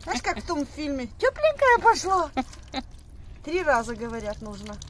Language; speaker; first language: Russian; native; Russian